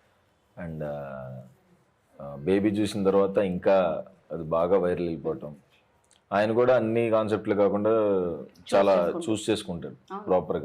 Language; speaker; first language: Telugu; native; Telugu